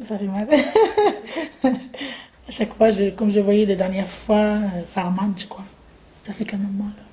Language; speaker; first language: French; non-native, local second language; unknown